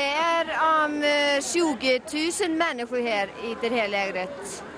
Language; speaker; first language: Danish; non-native, learner; Icelandic